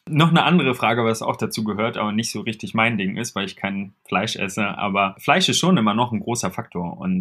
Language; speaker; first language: German; native; German